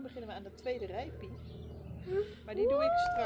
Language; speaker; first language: Dutch; native; Dutch